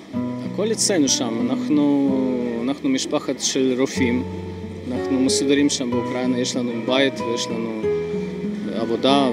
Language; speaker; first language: Hebrew; non-native, fluent; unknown